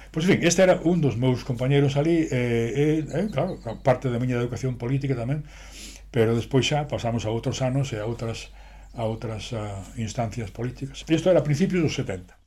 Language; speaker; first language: Galician; non-native, local second language; Spanish